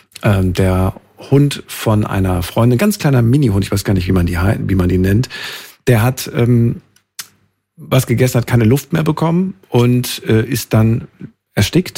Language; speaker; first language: German; native; German